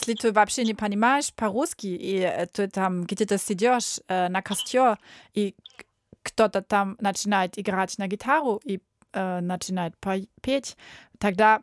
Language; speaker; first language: Russian; non-native, learner; German